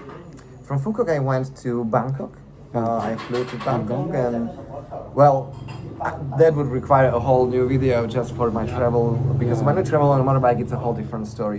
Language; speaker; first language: English; non-native, fluent; Slovak